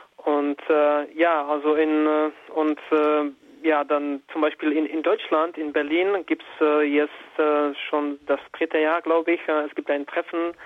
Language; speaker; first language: German; non-native, fluent; Czech